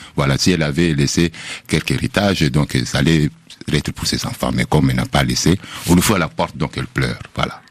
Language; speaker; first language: French; non-native, local second language; Lingala